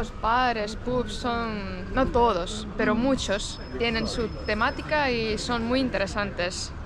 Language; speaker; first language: Spanish; non-native, fluent; Estonian